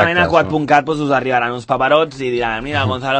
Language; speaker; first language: Catalan; native; Catalan